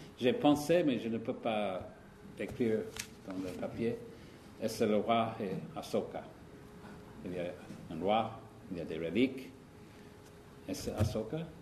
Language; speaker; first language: French; non-native, learner; English